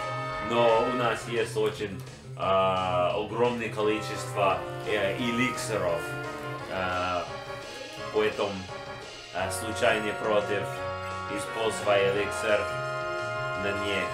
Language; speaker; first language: Russian; non-native, learner; English